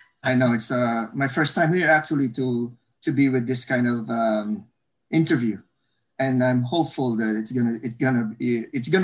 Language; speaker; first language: English; non-native, local second language; Hiligaynon